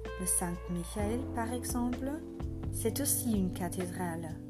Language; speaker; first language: French; non-native, fluent; German